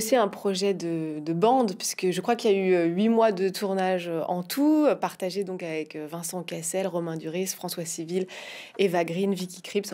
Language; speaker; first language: French; native; French